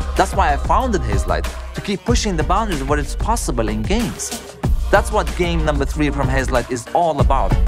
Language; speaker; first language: English; early bilingual, other home language; Arabic